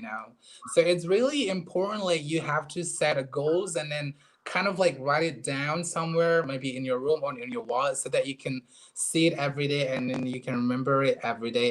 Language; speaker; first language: English; non-native, fluent; Indonesian